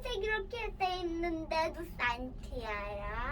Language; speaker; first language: Korean; early bilingual, heritage; Korean